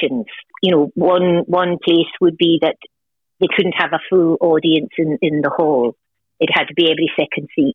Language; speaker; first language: English; native; English